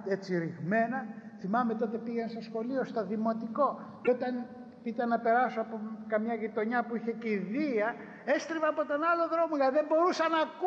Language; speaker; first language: Greek; native; Greek